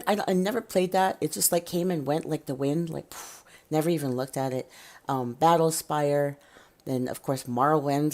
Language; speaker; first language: English; native; English